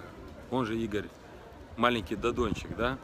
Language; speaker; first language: Russian; native; Russian